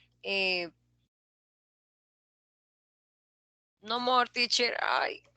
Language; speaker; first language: English; non-native, learner; Spanish